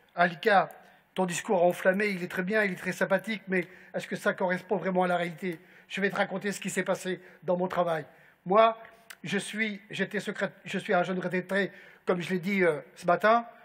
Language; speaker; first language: French; native; French